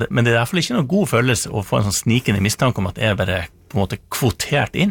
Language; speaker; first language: Norwegian; native; Norwegian